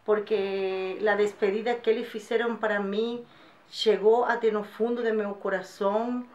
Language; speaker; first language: Portuguese; non-native, fluent; Spanish